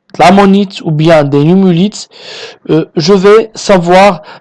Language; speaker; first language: French; non-native, local second language; Arabic